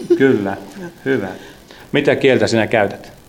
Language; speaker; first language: Finnish; native; Finnish